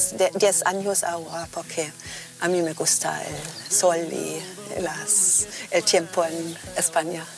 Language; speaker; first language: Spanish; non-native, fluent; German